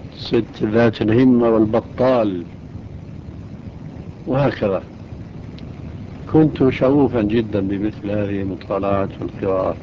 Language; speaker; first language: Arabic; early bilingual, other home language; Albanian